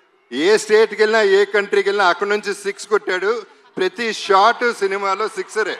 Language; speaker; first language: Telugu; native; Telugu